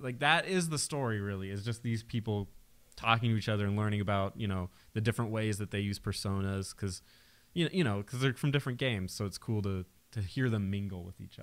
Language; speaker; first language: English; native; English